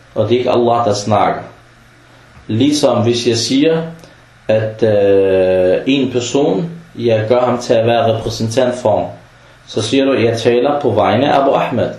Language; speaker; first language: Danish; early bilingual, other home language; Arabic